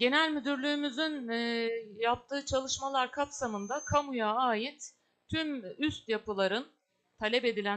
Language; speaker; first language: Turkish; native; Turkish